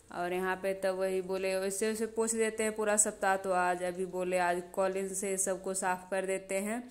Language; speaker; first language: Hindi; native; Hindi